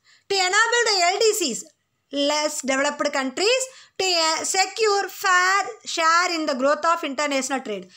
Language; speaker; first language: English; non-native, local second language; Tamil